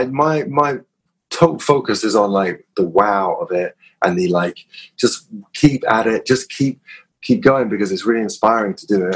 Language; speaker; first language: English; native; English